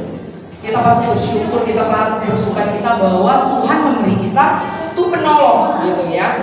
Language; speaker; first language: Indonesian; native; Indonesian